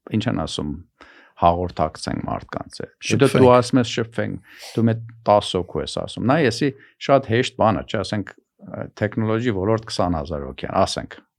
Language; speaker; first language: Armenian; early bilingual, heritage; Armenian